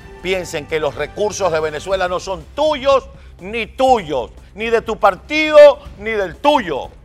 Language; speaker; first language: Spanish; native; Spanish